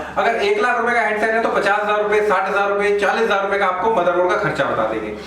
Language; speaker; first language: Hindi; native; Hindi